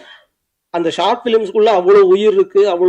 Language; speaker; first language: Tamil; native; Tamil